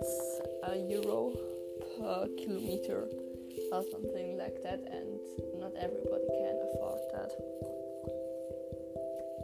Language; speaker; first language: English; non-native, fluent; German